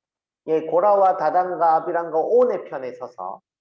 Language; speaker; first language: Korean; native; Korean